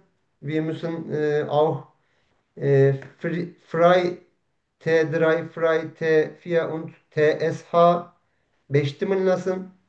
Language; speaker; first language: German; non-native, learner; Turkish